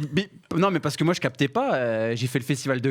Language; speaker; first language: French; native; French